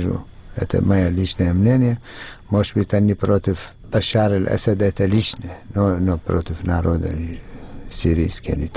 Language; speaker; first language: Russian; non-native, fluent; Arabic